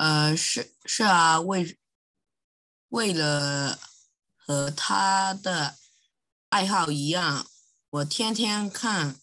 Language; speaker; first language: Chinese; non-native, learner; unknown